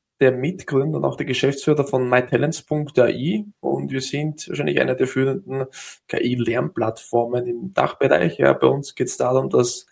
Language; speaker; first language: German; native; German